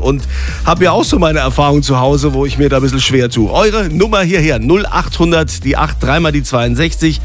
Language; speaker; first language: German; native; German